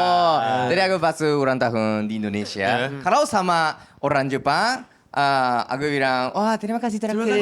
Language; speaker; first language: Indonesian; non-native, learner; Japanese